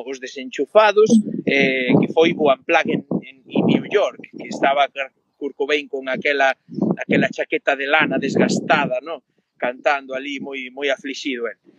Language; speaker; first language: Galician; native; Galician